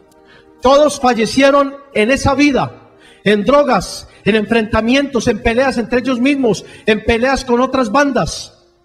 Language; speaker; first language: Spanish; native; Spanish